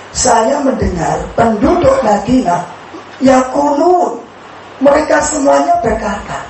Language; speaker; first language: Indonesian; non-native, local second language; Javanese